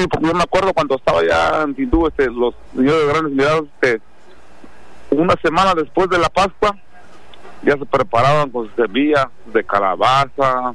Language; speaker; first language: Spanish; non-native, local second language; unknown